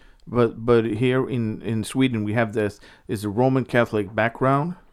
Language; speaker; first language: English; non-native, fluent; Swedish